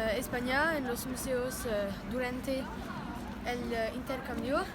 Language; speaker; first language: Spanish; non-native, learner; French